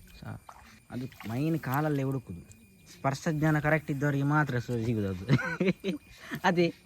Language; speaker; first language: Kannada; non-native, local second language; Tulu